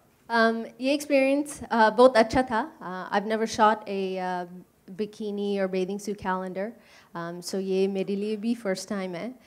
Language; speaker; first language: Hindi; non-native, learner; English